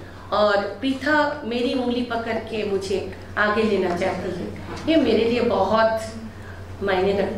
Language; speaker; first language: Hindi; non-native, local second language; Bangla